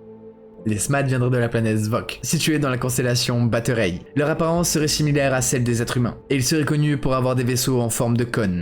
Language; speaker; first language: French; native; French